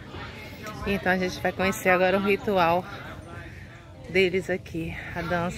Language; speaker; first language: Portuguese; native; Portuguese